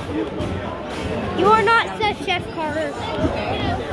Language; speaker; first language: English; native; English